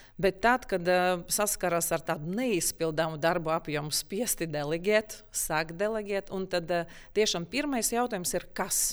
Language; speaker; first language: Latvian; non-native, local second language; Russian